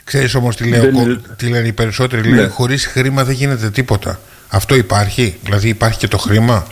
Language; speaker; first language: Greek; early bilingual, heritage; Greek